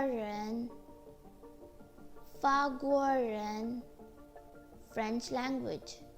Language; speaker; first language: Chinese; non-native, fluent; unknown